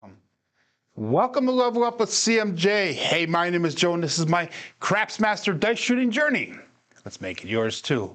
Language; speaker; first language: English; native; English